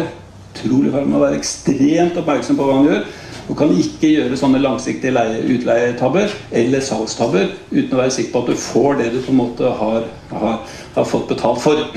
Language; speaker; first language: Norwegian; native; Norwegian